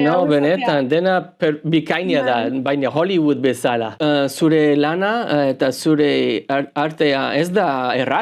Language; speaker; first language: Basque; non-native, learner; English